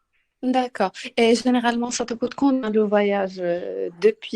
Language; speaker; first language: French; non-native, local second language; Arabic